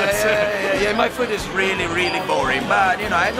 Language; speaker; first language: English; non-native, learner; Italian